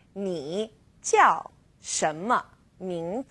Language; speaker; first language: Chinese; non-native, fluent; English